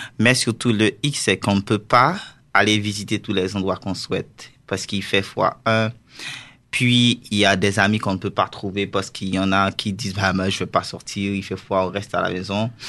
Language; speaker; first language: French; non-native, local second language; Haitian Creole